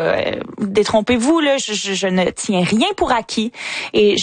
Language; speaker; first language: French; native; French